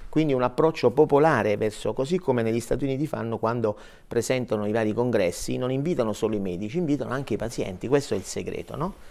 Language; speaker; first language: Italian; native; Italian